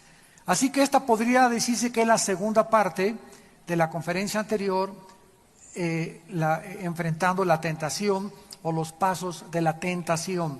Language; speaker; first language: Spanish; native; Spanish